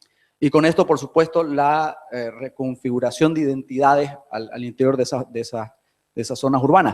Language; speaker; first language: Spanish; native; Spanish